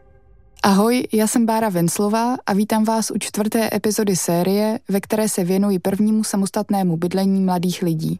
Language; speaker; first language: Czech; native; Czech